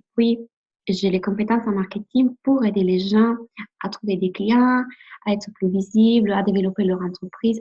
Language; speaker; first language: French; non-native, fluent; Italian